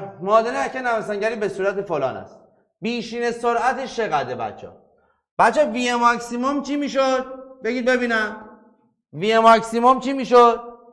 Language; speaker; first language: Persian; native; Persian